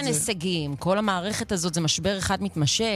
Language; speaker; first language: Hebrew; native; Hebrew